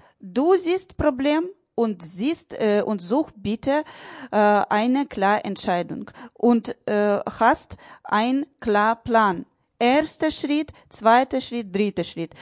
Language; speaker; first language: German; non-native, learner; Ukrainian